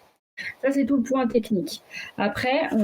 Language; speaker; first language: French; native; French